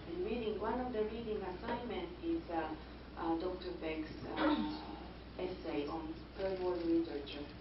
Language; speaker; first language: English; non-native, fluent; Japanese